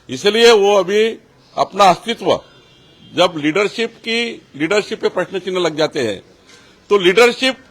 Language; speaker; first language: Hindi; non-native, local second language; Marathi